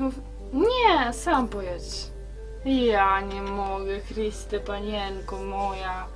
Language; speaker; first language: Polish; native; Polish